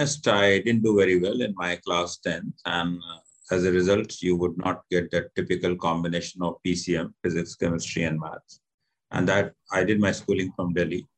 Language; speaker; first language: English; non-native, local second language; Hindi